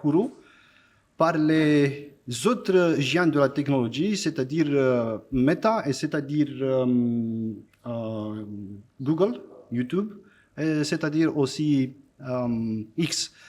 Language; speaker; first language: French; non-native, fluent; Romanian